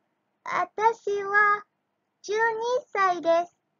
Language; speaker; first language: Japanese; non-native, fluent; Indonesian